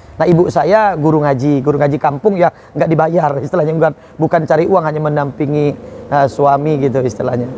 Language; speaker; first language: Indonesian; native; Indonesian